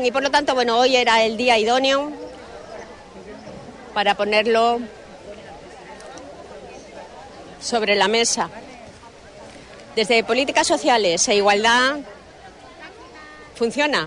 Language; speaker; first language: Spanish; native; Spanish